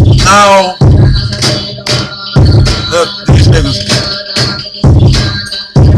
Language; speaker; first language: English; native; English